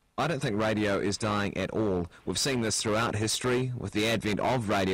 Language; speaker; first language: English; native; English